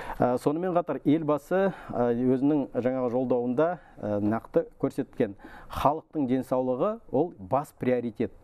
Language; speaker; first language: Kazakh; native; Kazakh